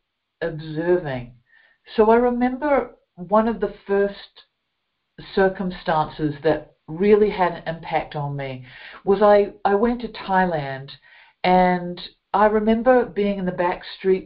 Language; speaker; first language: English; native; English